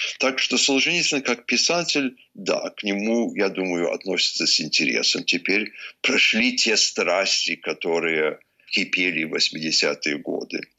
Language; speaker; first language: Russian; early bilingual, heritage; English